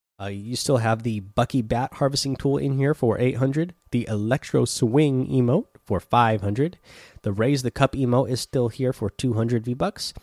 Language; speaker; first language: English; native; English